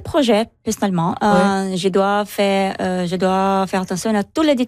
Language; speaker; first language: French; non-native, learner; Portuguese